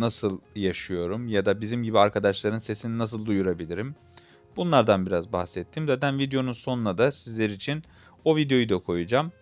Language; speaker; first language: Turkish; native; Turkish